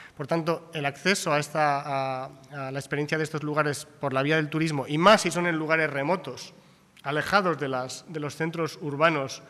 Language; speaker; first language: Spanish; native; Spanish